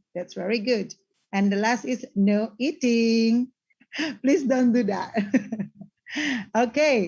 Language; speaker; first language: English; non-native, learner; Indonesian